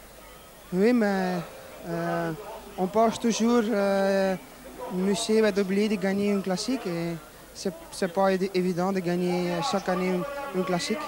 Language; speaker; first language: French; non-native, local second language; Dutch